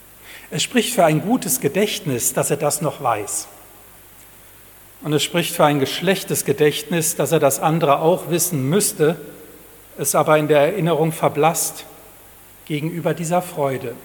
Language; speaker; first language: German; native; German